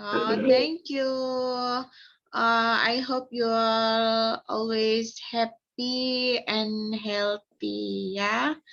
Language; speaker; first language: English; non-native, fluent; Indonesian